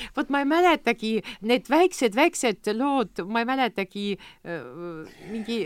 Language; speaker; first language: Estonian; non-native, local second language; Russian